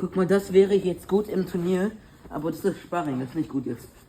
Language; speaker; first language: German; native; German